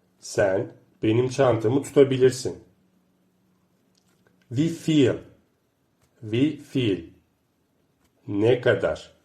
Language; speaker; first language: Turkish; native; Turkish